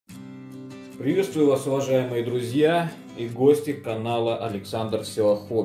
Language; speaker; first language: Russian; native; Russian